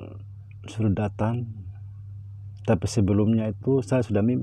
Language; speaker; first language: Indonesian; native; Indonesian